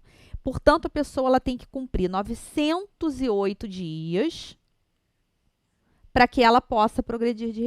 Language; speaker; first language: Portuguese; native; Portuguese